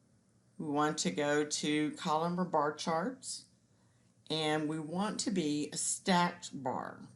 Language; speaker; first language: English; native; English